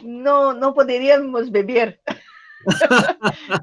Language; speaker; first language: Spanish; non-native, learner; Portuguese